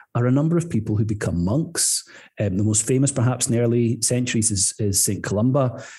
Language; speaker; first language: English; native; English